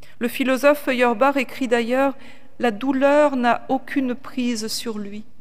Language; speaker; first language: French; native; French